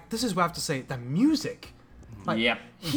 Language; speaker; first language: English; native; English